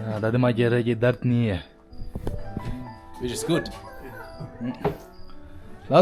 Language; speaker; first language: Hindi; non-native, fluent; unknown